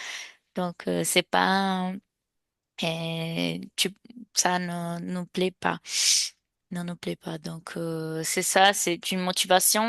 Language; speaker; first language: French; non-native, fluent; Portuguese